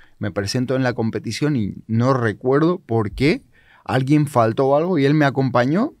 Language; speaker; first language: Spanish; non-native, fluent; Georgian